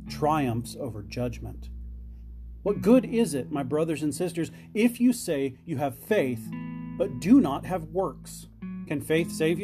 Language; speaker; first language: English; native; English